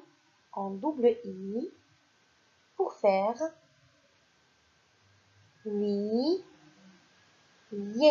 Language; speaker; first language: French; non-native, local second language; Arabic